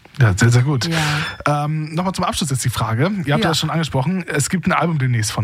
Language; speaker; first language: German; native; German